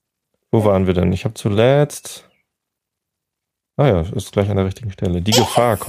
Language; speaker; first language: German; native; German